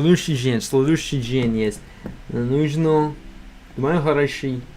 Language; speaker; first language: Russian; non-native, learner; English